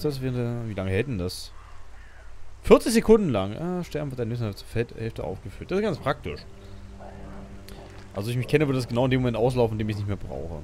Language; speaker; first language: German; native; German